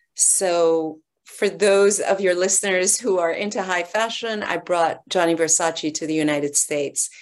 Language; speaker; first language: English; early bilingual, other home language; Persian